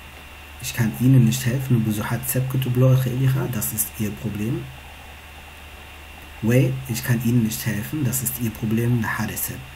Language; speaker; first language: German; non-native, fluent; Tigrinya